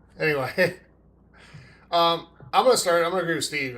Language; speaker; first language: English; native; English